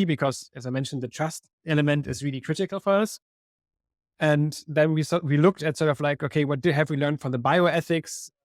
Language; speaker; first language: English; non-native, fluent; German